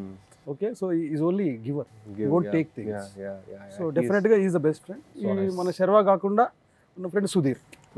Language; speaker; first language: Telugu; native; Telugu